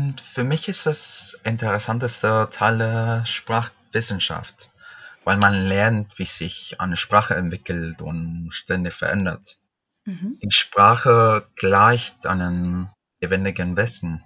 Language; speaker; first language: German; non-native, fluent; Spanish